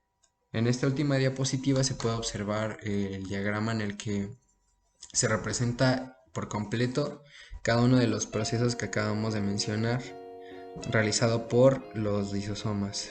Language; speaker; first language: Spanish; native; Spanish